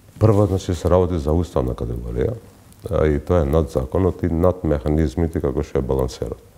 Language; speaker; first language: Macedonian; non-native, local second language; Albanian